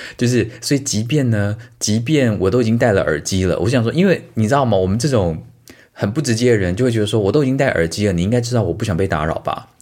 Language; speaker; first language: Chinese; native; Chinese